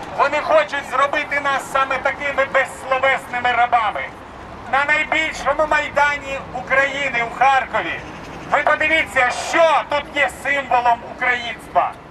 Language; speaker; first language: Ukrainian; native; Ukrainian